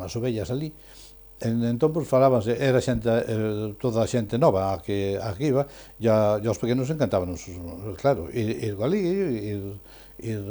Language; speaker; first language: Galician; native; Galician